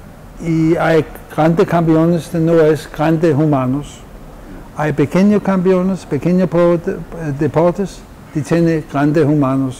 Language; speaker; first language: Spanish; non-native, fluent; Danish